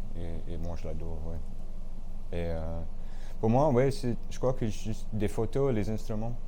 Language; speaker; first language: French; non-native, local second language; English